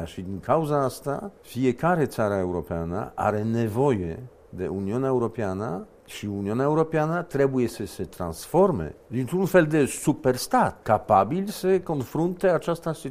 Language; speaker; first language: Romanian; non-native, fluent; Polish